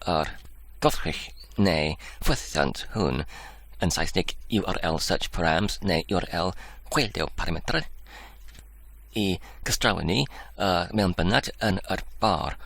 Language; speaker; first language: Welsh; non-native, learner; English